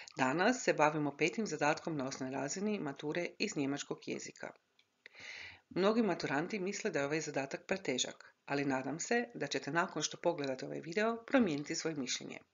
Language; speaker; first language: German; non-native, fluent; Croatian